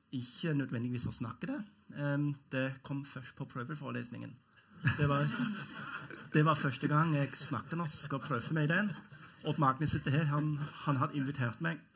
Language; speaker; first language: Norwegian; non-native, fluent; German